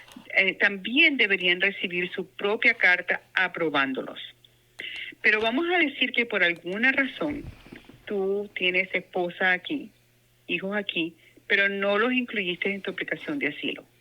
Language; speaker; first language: Spanish; non-native, local second language; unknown